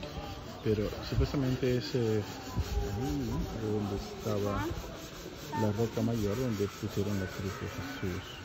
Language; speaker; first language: Spanish; early bilingual, heritage; Spanish